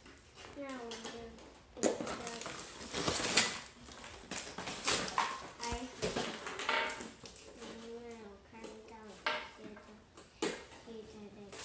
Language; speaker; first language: Chinese; early bilingual, heritage; Chinese